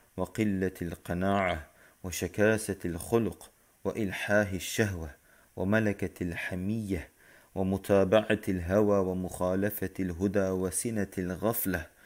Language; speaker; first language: Arabic; non-native, fluent; Turkish